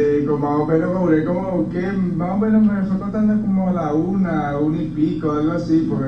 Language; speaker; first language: Spanish; native; Spanish